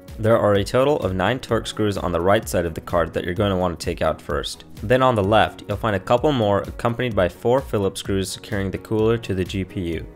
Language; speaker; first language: English; native; English